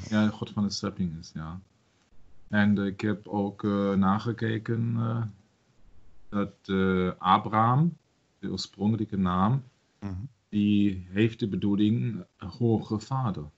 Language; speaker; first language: Dutch; non-native, learner; German